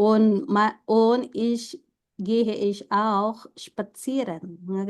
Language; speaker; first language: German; non-native, fluent; Filipino